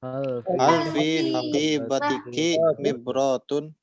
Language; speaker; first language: Arabic; non-native, learner; Indonesian